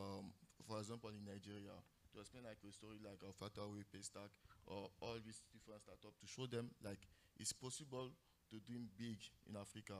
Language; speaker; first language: English; non-native, local second language; French